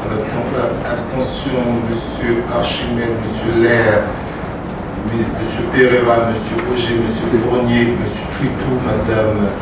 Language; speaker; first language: French; native; French